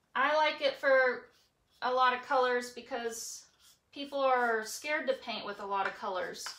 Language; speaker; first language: English; native; English